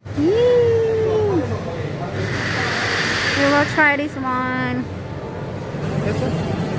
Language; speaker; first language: English; non-native, local second language; Filipino